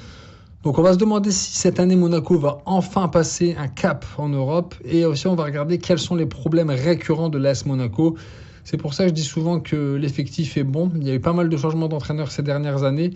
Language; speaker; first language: French; native; French